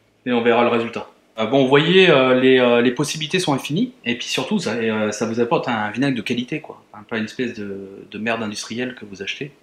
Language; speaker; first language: French; native; French